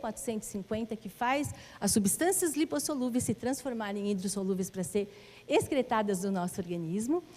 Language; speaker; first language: Portuguese; native; Portuguese